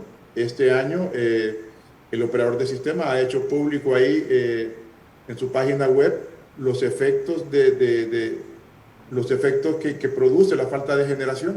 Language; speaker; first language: Spanish; native; Spanish